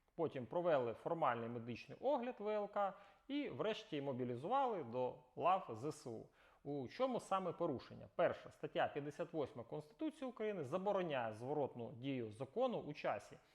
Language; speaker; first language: Ukrainian; native; Ukrainian